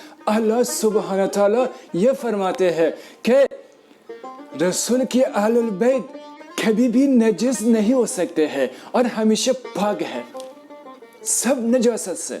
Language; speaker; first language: Urdu; non-native, fluent; Persian